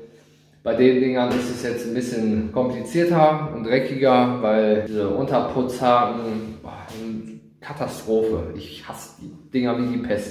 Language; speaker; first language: German; native; German